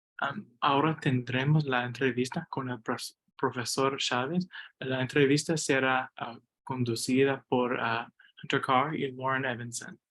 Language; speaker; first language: Spanish; non-native, learner; English